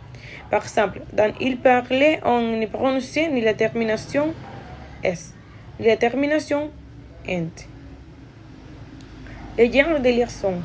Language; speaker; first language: French; non-native, learner; Spanish